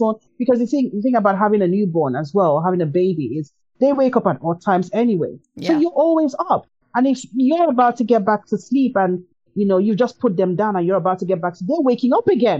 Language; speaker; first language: English; non-native, local second language; Igbo